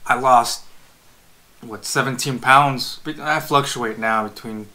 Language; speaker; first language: English; native; English